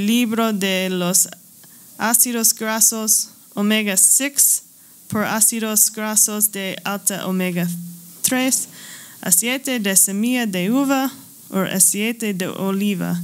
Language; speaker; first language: Spanish; non-native, learner; English